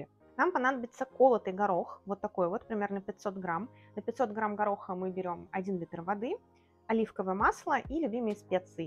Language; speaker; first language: Russian; native; Russian